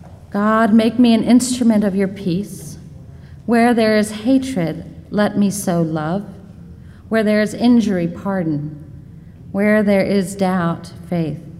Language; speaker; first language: English; native; English